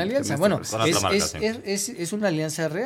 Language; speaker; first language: Spanish; native; Spanish